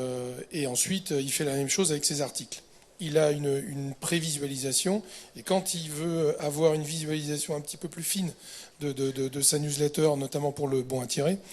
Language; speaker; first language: French; native; French